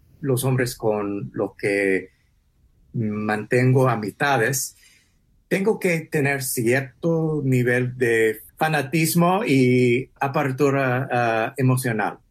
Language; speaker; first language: Spanish; early bilingual, heritage; English